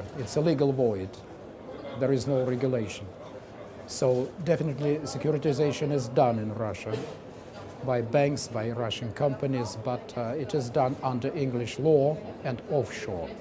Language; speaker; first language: English; non-native, fluent; Russian